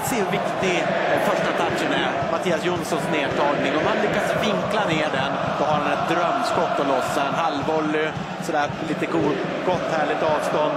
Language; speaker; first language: Swedish; native; Swedish